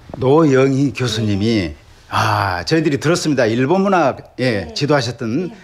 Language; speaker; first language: Korean; native; Korean